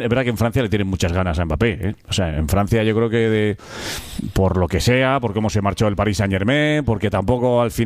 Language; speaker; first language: Spanish; native; Spanish